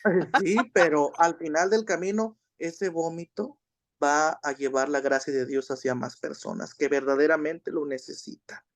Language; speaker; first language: Spanish; native; Spanish